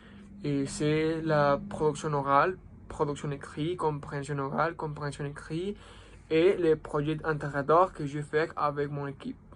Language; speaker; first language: French; non-native, learner; Spanish